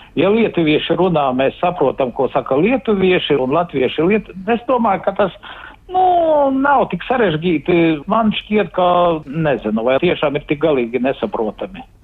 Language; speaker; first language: Latvian; native; Latvian